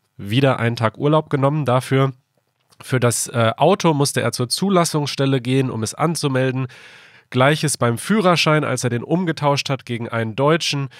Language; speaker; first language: German; native; German